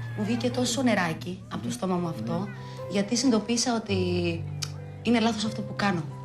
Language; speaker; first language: Greek; early bilingual, other home language; Albanian